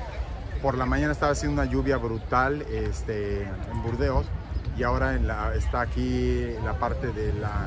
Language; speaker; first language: Spanish; native; Spanish